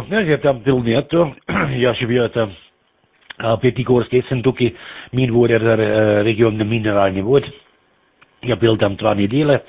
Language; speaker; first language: Russian; non-native, learner; German